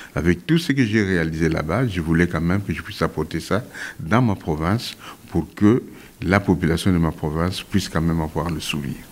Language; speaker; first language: French; non-native, local second language; Kongo